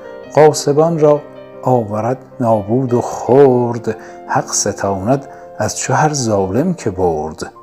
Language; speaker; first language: Persian; native; Persian